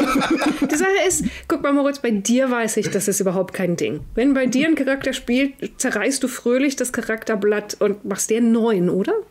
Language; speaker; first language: German; native; German